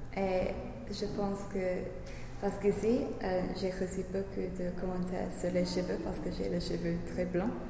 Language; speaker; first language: French; non-native, learner; English